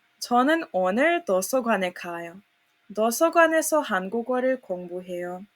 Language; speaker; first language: Korean; non-native, fluent; Serbian